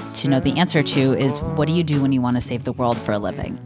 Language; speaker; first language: English; native; English